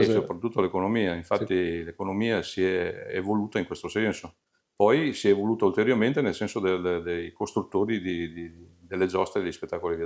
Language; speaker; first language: Italian; native; Italian